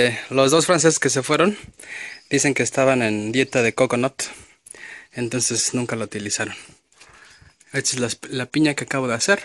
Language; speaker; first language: Spanish; native; Spanish